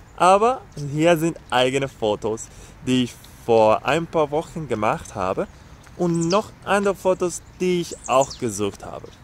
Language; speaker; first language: German; non-native, fluent; Spanish